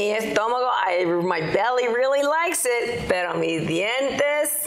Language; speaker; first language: Spanish; non-native, learner; English